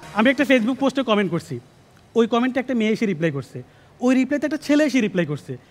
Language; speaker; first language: Bangla; native; Bangla